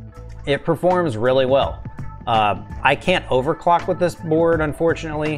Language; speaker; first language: English; native; English